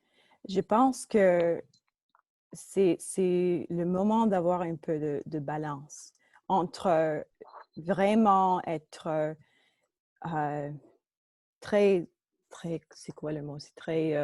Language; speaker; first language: French; non-native, local second language; English